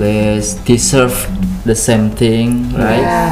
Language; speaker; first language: English; non-native, learner; Indonesian